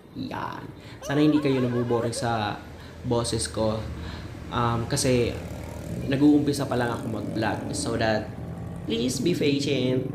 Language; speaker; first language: Filipino; non-native, local second language; Bikol